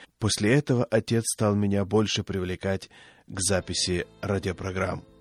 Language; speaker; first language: Russian; non-native, fluent; Swedish